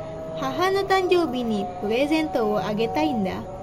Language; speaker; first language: Japanese; non-native, learner; Indonesian